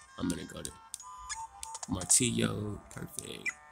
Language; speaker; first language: English; native; English